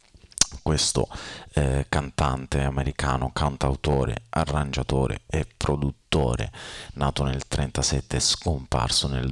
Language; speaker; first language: Italian; native; Italian